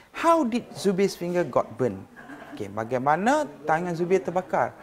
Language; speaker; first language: English; non-native, local second language; Malay